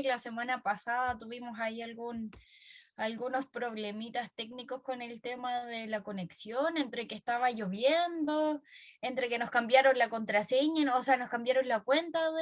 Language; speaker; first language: Spanish; native; Spanish